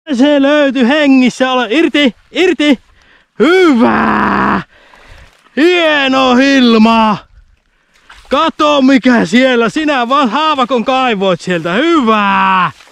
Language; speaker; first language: Finnish; native; Finnish